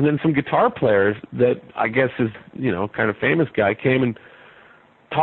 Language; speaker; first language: English; native; English